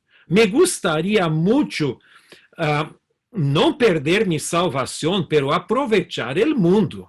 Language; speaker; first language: Spanish; non-native, fluent; Portuguese